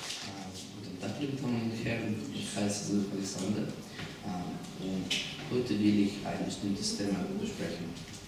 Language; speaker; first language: German; non-native, learner; Russian